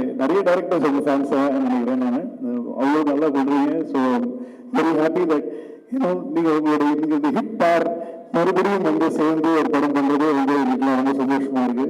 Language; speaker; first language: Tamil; native; Tamil